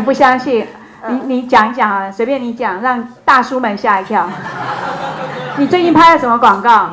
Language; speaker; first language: Chinese; native; Chinese